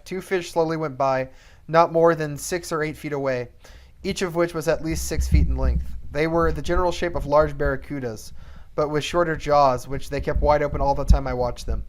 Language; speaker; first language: English; native; English